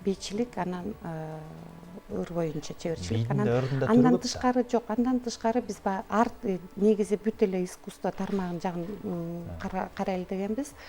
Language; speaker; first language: Kyrgyz; native; Kyrgyz